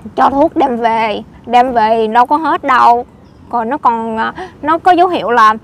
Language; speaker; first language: Vietnamese; native; Vietnamese